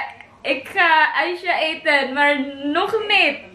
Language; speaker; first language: Dutch; non-native, learner; Filipino